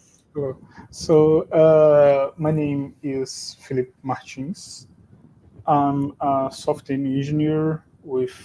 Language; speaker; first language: English; non-native, fluent; Portuguese